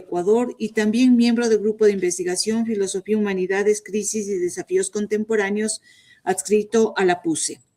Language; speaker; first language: Spanish; native; Spanish